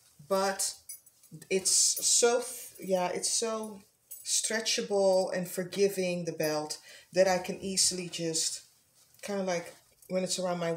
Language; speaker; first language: English; non-native, fluent; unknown